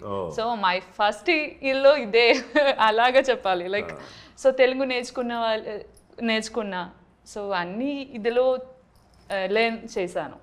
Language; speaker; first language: Telugu; non-native, learner; Malayalam